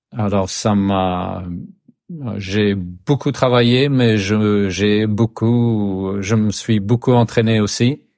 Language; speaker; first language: French; non-native, fluent; Swedish